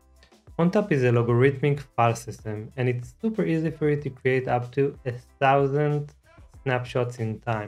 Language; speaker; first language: English; non-native, fluent; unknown